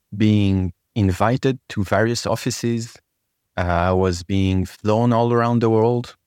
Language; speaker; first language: English; non-native, fluent; French